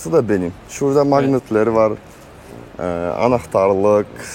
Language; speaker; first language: Turkish; non-native, learner; Kazakh